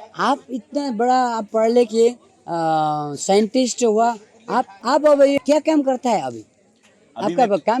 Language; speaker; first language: Hindi; non-native, learner; Nepali